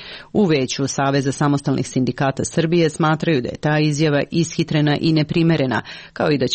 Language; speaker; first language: Serbian; native; Serbian